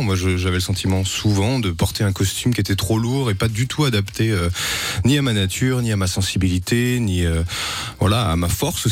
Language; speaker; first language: French; native; French